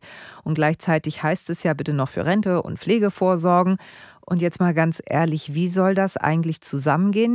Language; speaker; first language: German; native; German